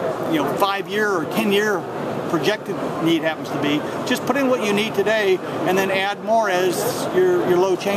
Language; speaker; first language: English; native; English